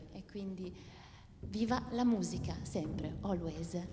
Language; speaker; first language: Italian; native; Italian